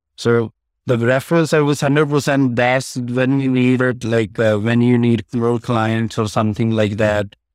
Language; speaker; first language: English; non-native, local second language; Punjabi